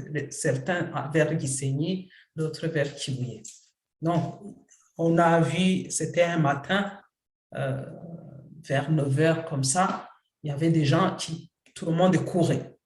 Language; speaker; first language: French; non-native, local second language; Kinyarwanda